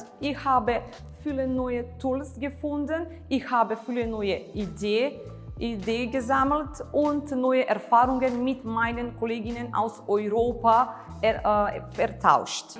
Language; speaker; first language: German; non-native, fluent; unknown